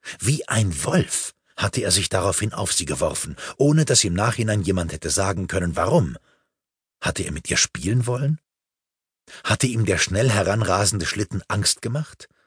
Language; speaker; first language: German; native; German